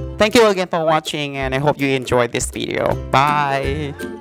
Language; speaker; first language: English; non-native, fluent; Vietnamese